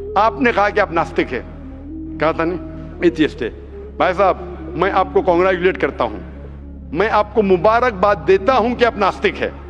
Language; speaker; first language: Hindi; non-native, local second language; Konkani